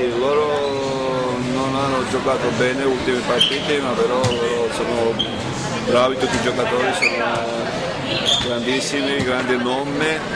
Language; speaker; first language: Italian; non-native, learner; Georgian